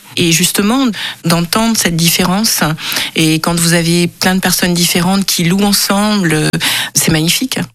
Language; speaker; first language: French; early bilingual, other home language; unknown